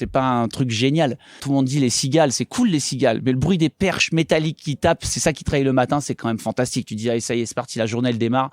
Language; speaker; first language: French; native; French